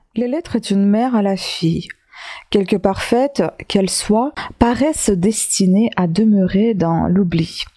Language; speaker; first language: French; non-native, fluent; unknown